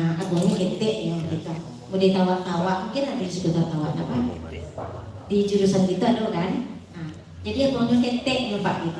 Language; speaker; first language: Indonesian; non-native, local second language; Minangkabau